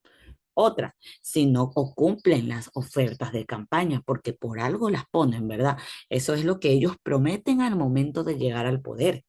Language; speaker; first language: Spanish; native; Spanish